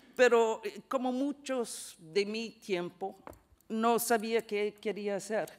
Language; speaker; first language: Spanish; non-native, fluent; English